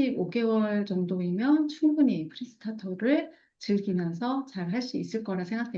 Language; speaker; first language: Korean; native; Korean